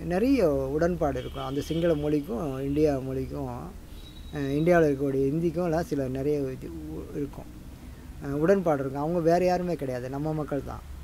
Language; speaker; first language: Tamil; native; Tamil